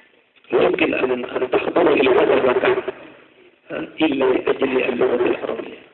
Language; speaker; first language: Arabic; non-native, fluent; Madurese